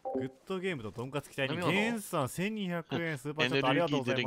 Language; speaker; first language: Japanese; native; Japanese